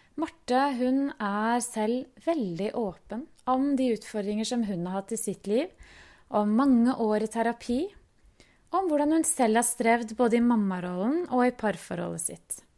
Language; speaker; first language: Norwegian; native; Norwegian